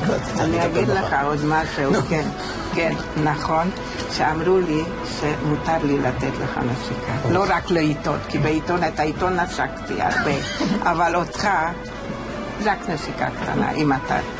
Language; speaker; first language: Hebrew; non-native, fluent; Hungarian